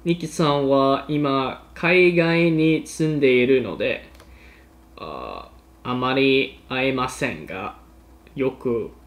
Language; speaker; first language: Japanese; non-native, learner; English